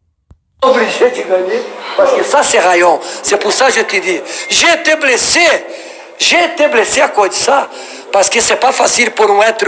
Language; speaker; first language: French; non-native, learner; Portuguese